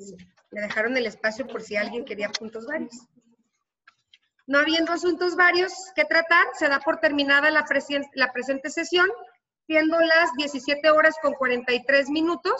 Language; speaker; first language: Spanish; native; Spanish